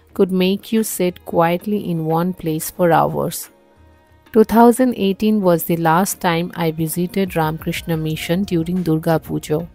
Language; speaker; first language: English; non-native, local second language; Bangla